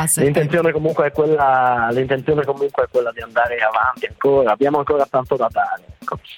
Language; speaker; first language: Italian; native; Italian